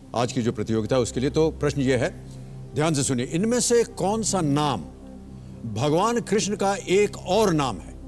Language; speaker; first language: Hindi; native; Hindi